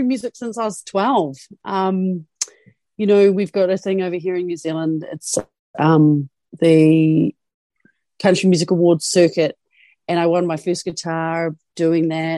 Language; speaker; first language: English; native; English